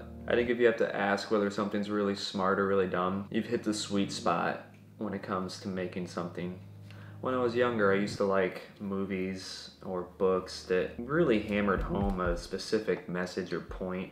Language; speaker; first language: English; native; English